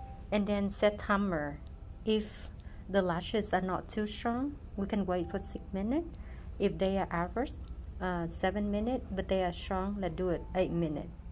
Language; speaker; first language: English; non-native, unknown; Vietnamese